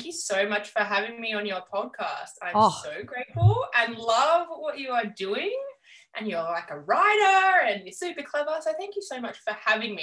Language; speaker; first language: English; native; English